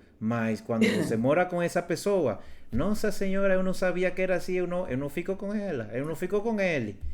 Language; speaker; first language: Portuguese; non-native, fluent; Spanish